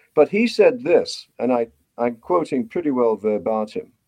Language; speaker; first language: English; native; English